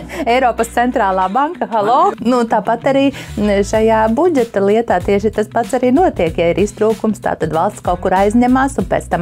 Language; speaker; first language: Latvian; native; Latvian